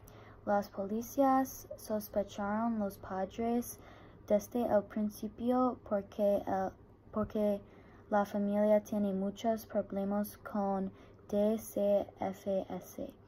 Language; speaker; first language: Spanish; non-native, learner; English